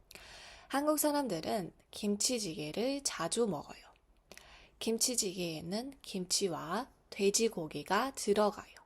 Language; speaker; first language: Korean; non-native, fluent; Mongolian